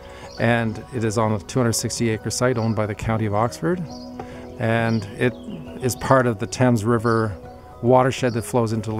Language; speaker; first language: English; native; English